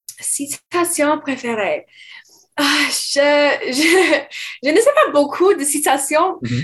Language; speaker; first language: French; non-native, fluent; English